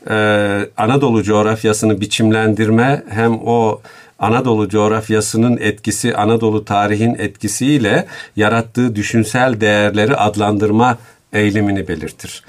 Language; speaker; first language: Turkish; native; Turkish